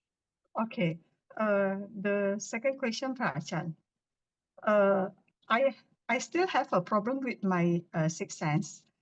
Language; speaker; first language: English; non-native, learner; Indonesian